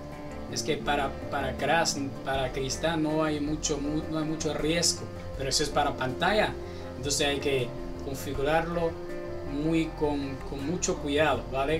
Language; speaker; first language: Spanish; non-native, learner; Chinese